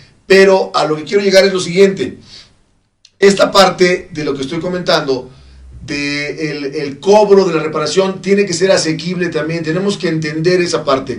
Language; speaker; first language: Spanish; native; Spanish